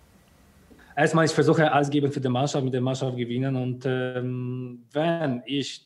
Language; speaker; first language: German; non-native, fluent; Polish